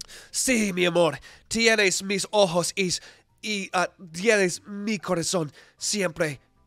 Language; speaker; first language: Spanish; non-native, learner; English